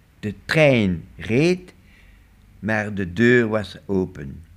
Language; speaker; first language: Dutch; non-native, local second language; French